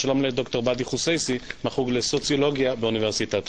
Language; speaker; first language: Hebrew; native; Hebrew